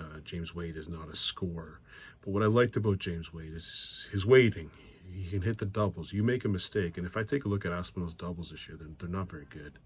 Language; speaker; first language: English; native; English